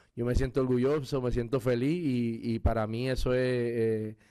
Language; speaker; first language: Spanish; native; Spanish